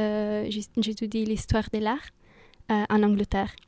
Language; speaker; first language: French; non-native, fluent; Italian